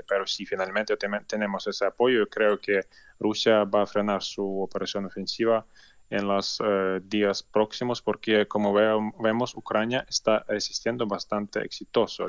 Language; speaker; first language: Spanish; non-native, learner; Ukrainian